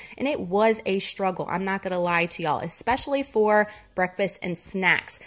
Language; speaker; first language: English; native; English